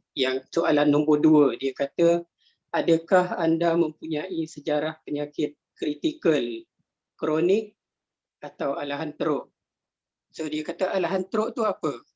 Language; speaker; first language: Malay; non-native, local second language; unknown